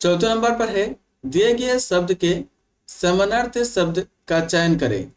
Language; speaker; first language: Hindi; non-native, local second language; Bangla